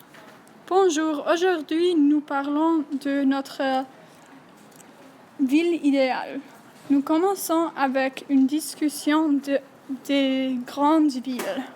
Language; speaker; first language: French; non-native, learner; English